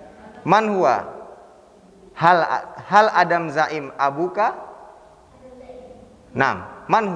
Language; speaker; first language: Arabic; non-native, fluent; Indonesian